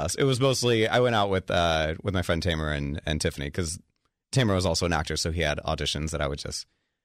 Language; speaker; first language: English; native; English